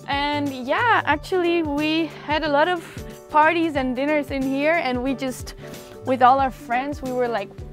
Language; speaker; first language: English; non-native, fluent; Dutch